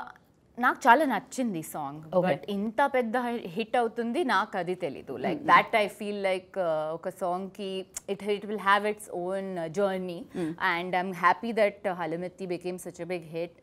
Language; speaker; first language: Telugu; non-native, fluent; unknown